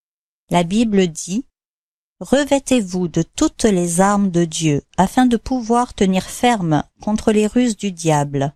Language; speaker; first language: French; native; French